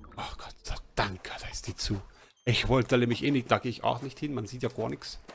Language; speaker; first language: German; native; German